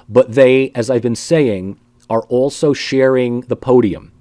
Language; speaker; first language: English; native; English